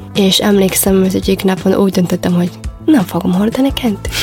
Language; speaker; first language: Hungarian; non-native, fluent; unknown